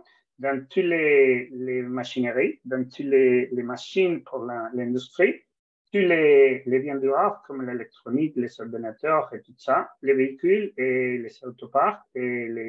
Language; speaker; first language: French; non-native, fluent; Spanish